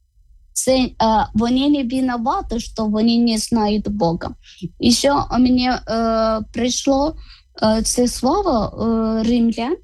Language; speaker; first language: Ukrainian; non-native, learner; Malayalam